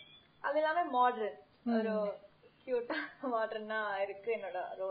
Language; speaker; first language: Tamil; non-native, fluent; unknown